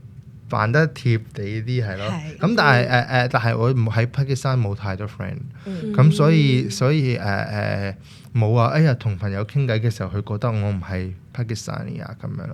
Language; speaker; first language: Cantonese; early bilingual, other home language; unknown